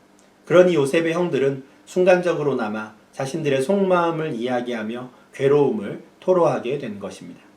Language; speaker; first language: Korean; native; Korean